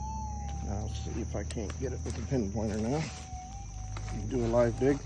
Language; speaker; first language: English; native; English